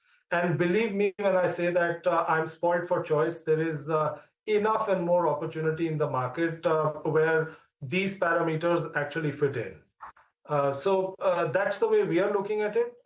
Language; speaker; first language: English; non-native, local second language; Hindi